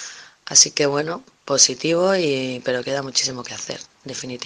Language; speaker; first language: Spanish; native; Spanish